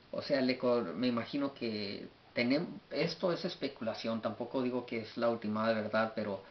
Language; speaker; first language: Spanish; early bilingual, heritage; Spanish